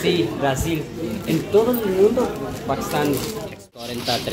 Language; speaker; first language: Spanish; non-native, learner; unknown